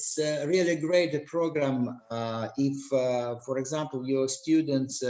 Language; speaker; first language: English; non-native, learner; Russian